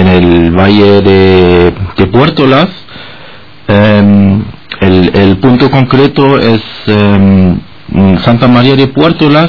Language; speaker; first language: Spanish; non-native, fluent; German